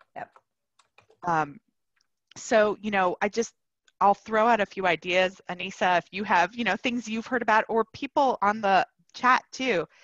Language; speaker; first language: English; native; English